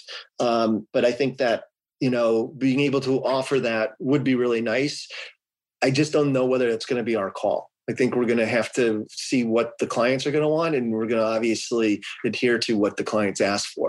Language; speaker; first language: English; native; English